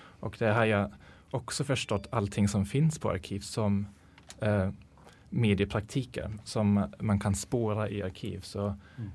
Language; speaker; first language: Swedish; non-native, fluent; German